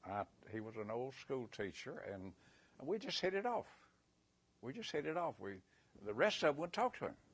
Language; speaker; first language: English; native; English